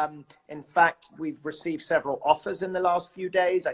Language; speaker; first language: English; native; English